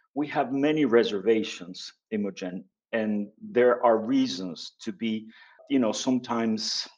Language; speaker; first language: English; non-native, fluent; Spanish